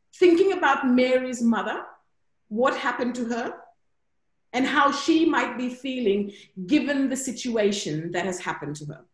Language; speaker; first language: English; native; English